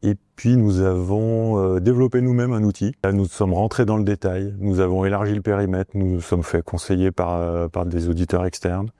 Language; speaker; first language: French; native; French